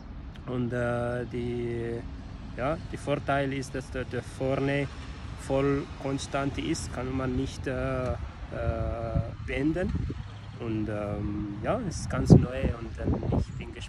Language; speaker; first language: German; non-native, learner; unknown